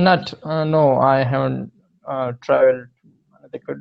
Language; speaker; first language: English; non-native, learner; Pashto